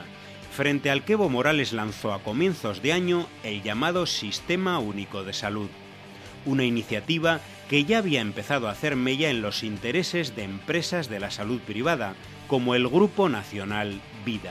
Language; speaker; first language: Spanish; native; Spanish